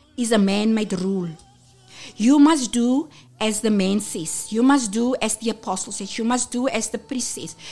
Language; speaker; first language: English; non-native, local second language; Afrikaans